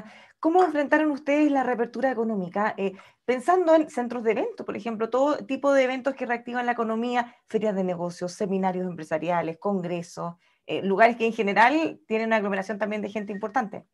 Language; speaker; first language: Spanish; native; Spanish